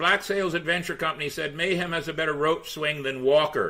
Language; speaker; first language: English; native; English